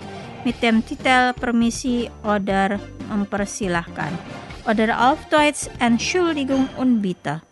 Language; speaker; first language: German; non-native, fluent; Indonesian